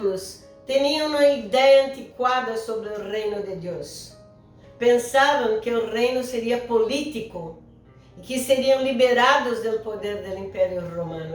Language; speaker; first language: Spanish; non-native, fluent; Portuguese